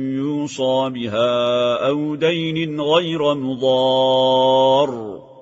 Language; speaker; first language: Arabic; non-native, fluent; Turkish